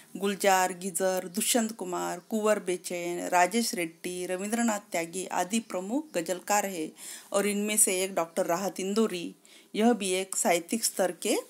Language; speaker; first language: Hindi; non-native, local second language; Marathi